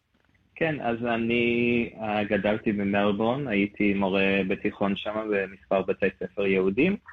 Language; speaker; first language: Hebrew; non-native, fluent; English